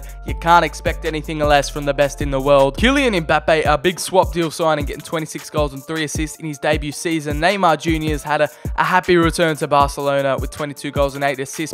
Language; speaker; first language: English; native; English